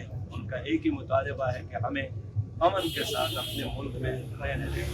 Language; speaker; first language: Urdu; non-native, local second language; Pashto